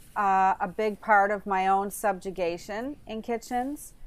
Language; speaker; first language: English; native; English